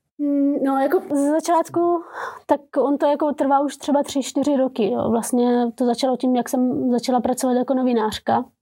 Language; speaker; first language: Czech; early bilingual, other home language; Persian